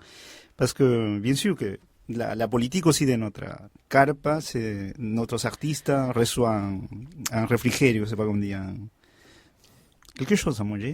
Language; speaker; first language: French; non-native, fluent; Spanish